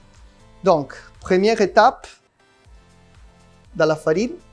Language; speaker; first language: French; non-native, learner; Italian